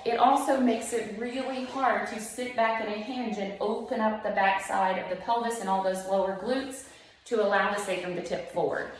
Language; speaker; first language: English; native; English